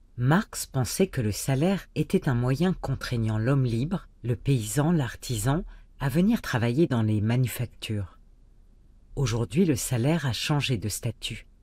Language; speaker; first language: French; native; French